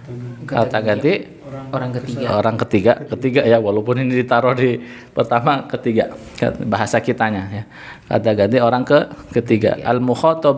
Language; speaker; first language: Indonesian; native; Indonesian